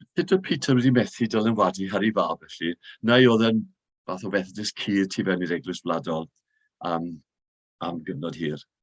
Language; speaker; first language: Welsh; native; Welsh